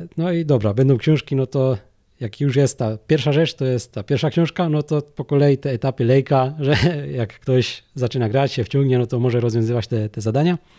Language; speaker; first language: Polish; native; Polish